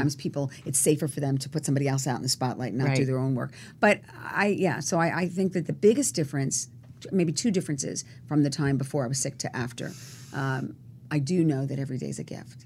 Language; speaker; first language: English; native; English